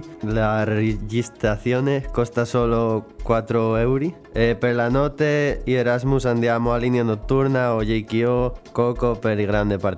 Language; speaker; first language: Italian; non-native, learner; Spanish